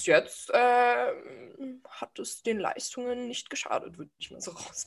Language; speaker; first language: German; native; German